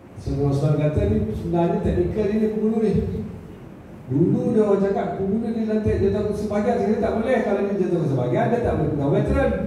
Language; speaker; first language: Malay; native; Malay